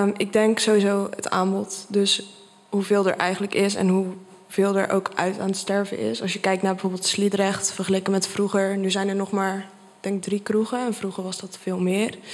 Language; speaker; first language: Dutch; native; Dutch